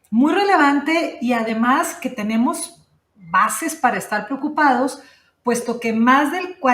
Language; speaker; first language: Spanish; native; Spanish